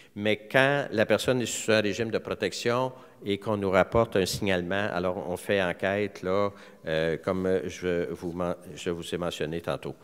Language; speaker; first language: French; native; French